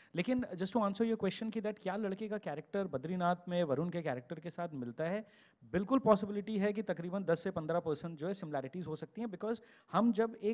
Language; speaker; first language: Hindi; native; Hindi